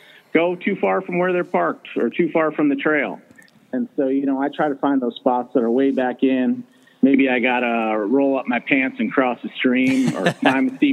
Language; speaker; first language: English; native; English